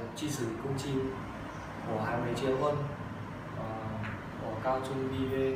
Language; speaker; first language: Chinese; non-native, learner; Vietnamese